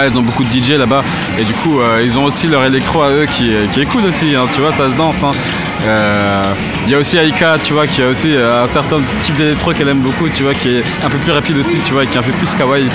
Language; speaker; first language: French; native; French